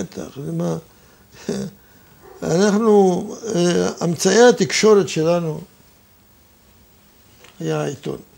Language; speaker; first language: Hebrew; non-native, fluent; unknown